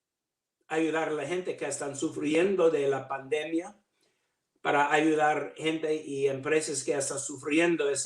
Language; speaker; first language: Spanish; non-native, learner; English